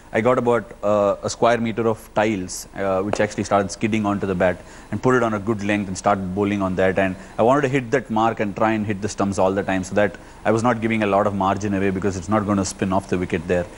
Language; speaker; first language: English; non-native, local second language; Tamil